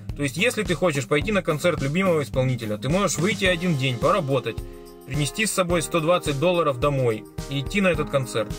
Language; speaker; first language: Russian; native; Russian